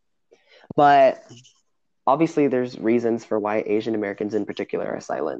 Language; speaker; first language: English; native; English